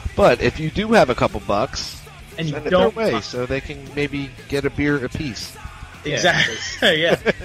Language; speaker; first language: English; native; English